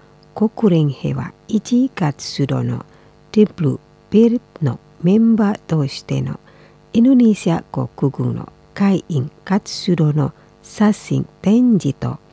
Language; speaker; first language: Japanese; non-native, fluent; Indonesian